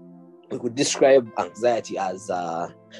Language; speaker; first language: English; non-native, local second language; Ganda